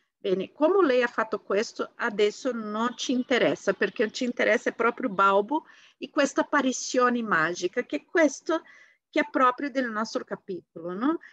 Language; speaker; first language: Italian; non-native, fluent; Portuguese